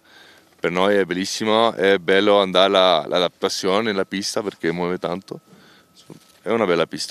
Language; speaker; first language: Italian; non-native, learner; Spanish